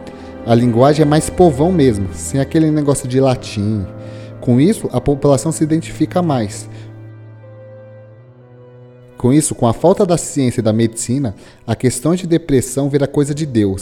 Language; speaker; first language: Portuguese; native; Portuguese